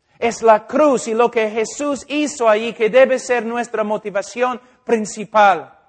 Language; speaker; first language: Spanish; non-native, fluent; English